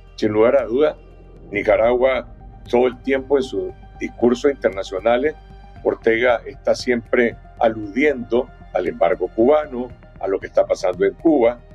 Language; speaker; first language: Spanish; native; Spanish